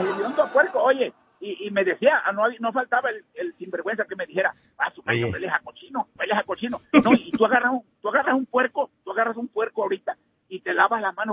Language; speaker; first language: Spanish; native; Spanish